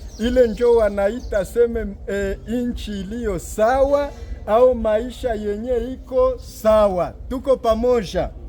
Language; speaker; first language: Swahili; native; Swahili